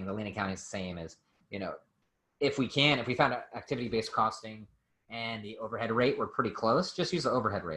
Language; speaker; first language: English; native; English